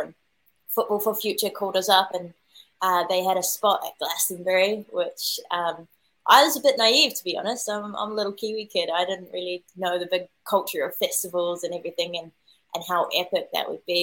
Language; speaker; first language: English; native; English